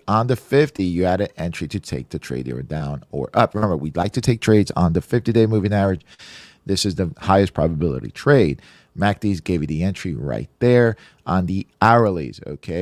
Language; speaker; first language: English; native; English